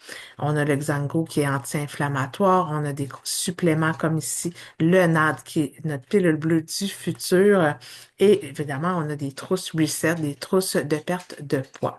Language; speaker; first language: French; native; French